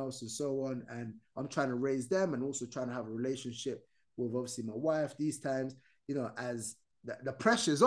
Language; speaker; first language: English; non-native, fluent; Arabic